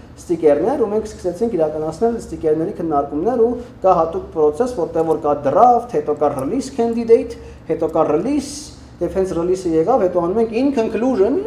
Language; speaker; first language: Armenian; early bilingual, heritage; Armenian